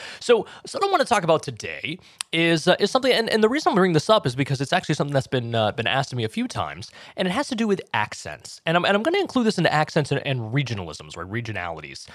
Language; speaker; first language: English; native; English